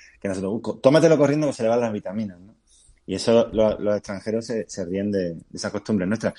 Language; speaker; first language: Spanish; native; Spanish